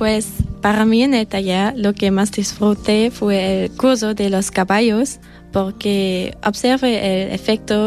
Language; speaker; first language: Spanish; non-native, fluent; German